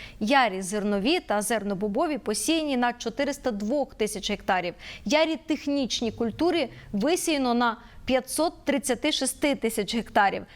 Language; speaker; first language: Ukrainian; native; Ukrainian